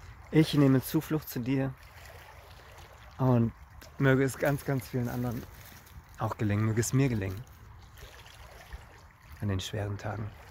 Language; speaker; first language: German; native; German